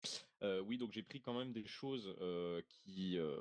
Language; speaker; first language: French; native; French